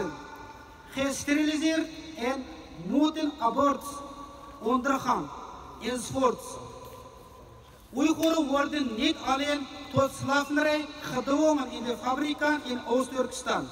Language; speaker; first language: Dutch; non-native, fluent; Uyghur